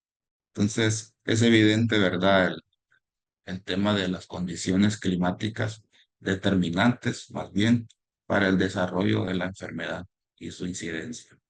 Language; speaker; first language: Spanish; native; Spanish